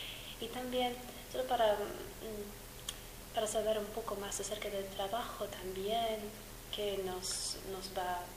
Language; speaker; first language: Spanish; non-native, fluent; English